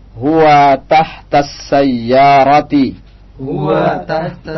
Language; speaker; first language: Arabic; non-native, fluent; Indonesian